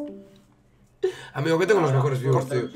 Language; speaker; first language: Spanish; native; Spanish